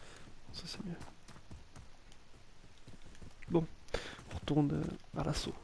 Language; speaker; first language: French; native; French